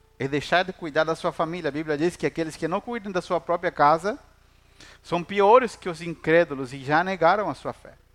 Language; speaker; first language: Portuguese; non-native, fluent; Spanish